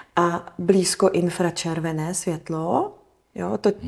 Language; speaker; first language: Czech; native; Czech